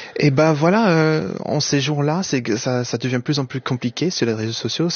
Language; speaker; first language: French; non-native, fluent; English